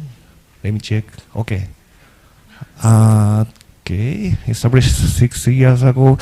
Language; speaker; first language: English; non-native, learner; Japanese